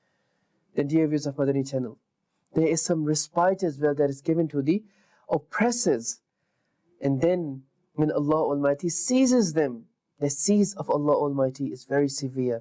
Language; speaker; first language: English; non-native, local second language; Urdu